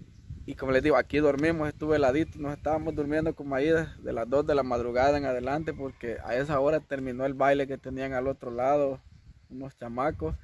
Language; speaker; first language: Spanish; native; Spanish